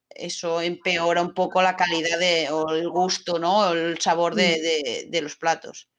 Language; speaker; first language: Spanish; non-native, local second language; Catalan